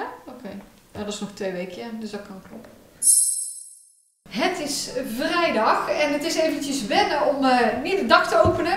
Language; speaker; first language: Dutch; native; Dutch